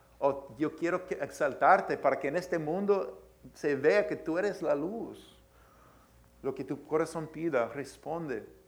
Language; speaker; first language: Spanish; early bilingual, heritage; Spanish